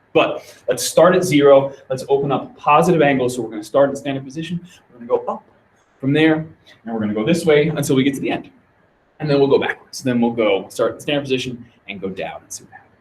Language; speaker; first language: English; native; English